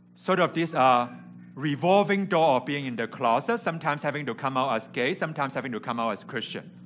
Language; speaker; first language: English; non-native, local second language; Cantonese